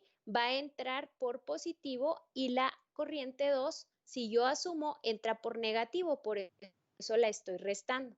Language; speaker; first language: Spanish; native; Spanish